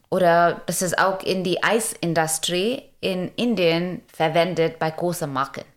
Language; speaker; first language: German; non-native, learner; Hindi